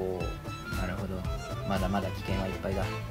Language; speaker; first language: Japanese; native; Japanese